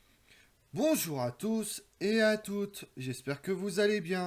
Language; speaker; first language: French; native; French